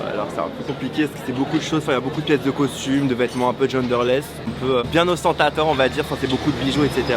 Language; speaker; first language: French; native; French